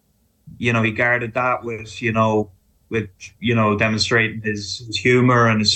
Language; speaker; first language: English; native; English